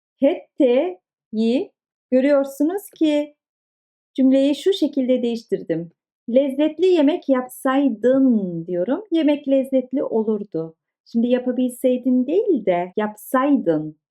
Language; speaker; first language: Turkish; early bilingual, heritage; Turkish